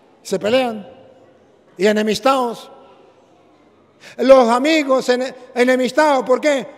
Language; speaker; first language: Spanish; native; Spanish